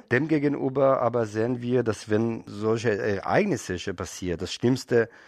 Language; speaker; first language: German; non-native, fluent; Hebrew